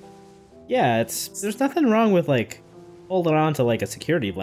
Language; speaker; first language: English; native; English